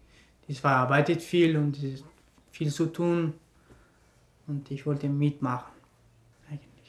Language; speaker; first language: German; non-native, learner; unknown